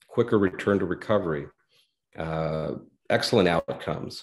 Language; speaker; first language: English; native; English